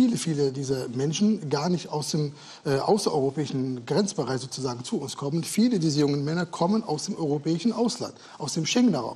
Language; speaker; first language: German; native; German